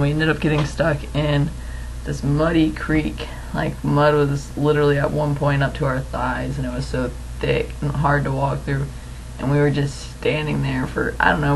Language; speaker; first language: English; native; English